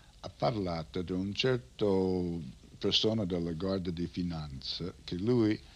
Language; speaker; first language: Italian; non-native, learner; English